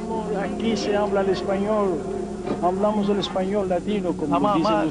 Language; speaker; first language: Spanish; early bilingual, heritage; Ladino